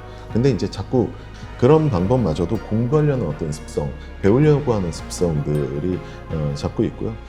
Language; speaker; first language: Korean; native; Korean